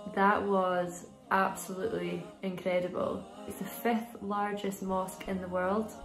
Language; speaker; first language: English; native; English